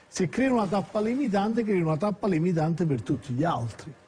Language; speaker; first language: Italian; native; Italian